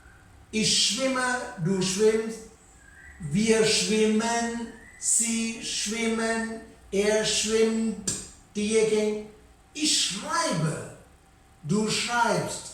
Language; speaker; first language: German; non-native, fluent; Sinhala